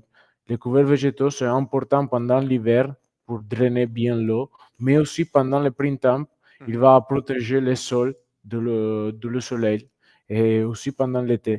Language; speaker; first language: French; non-native, fluent; Italian